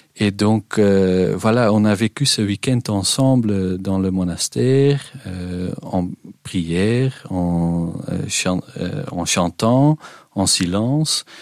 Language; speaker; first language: French; non-native, local second language; Dutch